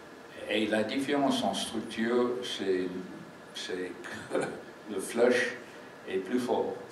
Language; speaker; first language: French; non-native, fluent; English